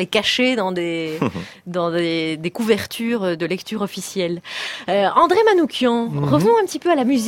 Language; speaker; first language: French; native; French